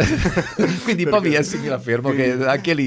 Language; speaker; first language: Italian; native; Italian